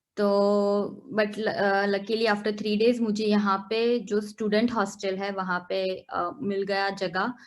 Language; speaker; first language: Hindi; non-native, local second language; Gujarati